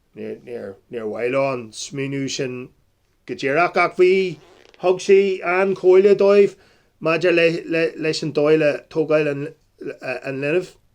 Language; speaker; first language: Irish; non-native, local second language; English